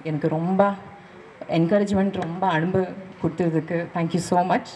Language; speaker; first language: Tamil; non-native, learner; Kannada